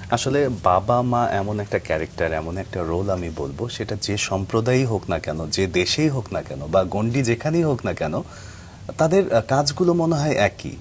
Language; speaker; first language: Bangla; native; Bangla